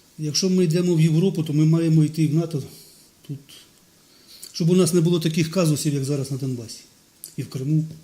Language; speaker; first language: Ukrainian; non-native, local second language; Russian